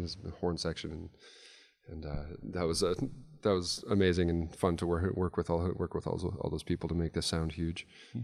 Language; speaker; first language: English; native; English